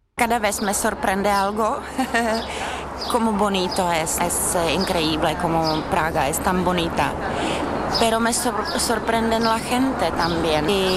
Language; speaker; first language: Spanish; non-native, learner; Czech